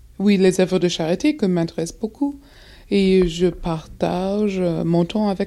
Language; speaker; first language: French; non-native, fluent; English